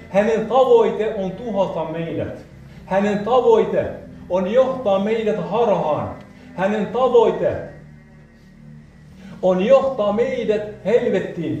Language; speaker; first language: Finnish; non-native, fluent; Arabic